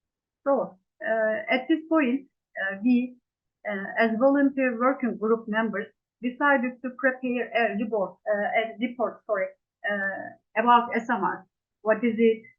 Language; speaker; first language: English; non-native, fluent; Turkish